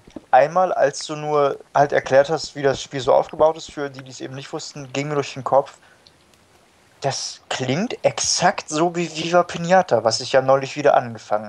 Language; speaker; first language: German; native; German